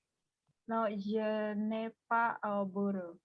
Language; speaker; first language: French; non-native, learner; Indonesian